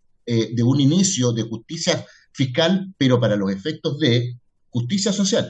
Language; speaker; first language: Spanish; native; Spanish